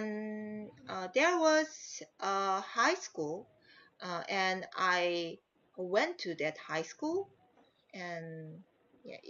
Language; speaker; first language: English; non-native, learner; Korean